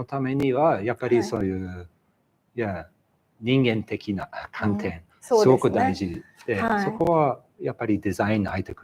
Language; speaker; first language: Japanese; non-native, fluent; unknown